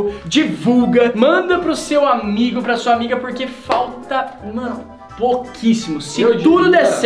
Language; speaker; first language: Portuguese; native; Portuguese